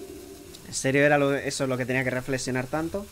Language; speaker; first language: Spanish; native; Spanish